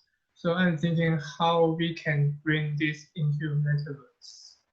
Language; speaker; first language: English; non-native, fluent; Chinese